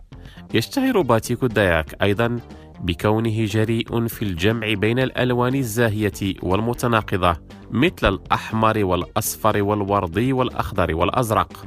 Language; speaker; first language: Arabic; non-native, fluent; Indonesian